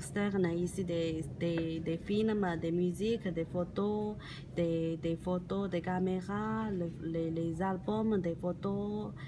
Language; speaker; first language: French; non-native, learner; Chinese